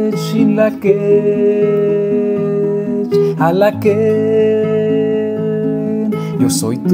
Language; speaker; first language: Spanish; native; Spanish